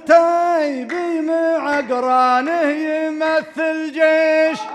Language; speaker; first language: Arabic; native; Arabic